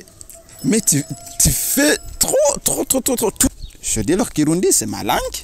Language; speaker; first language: French; non-native, learner; Rundi